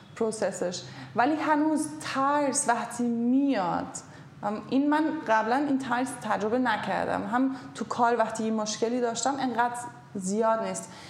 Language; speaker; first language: Persian; non-native, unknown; German